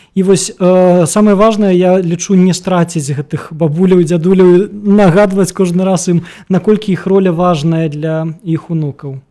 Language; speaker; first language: Belarusian; native; Belarusian